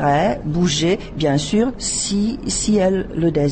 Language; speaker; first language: French; non-native, fluent; Czech